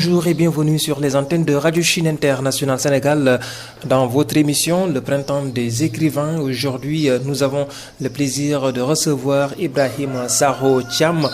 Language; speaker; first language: French; non-native, local second language; Wolof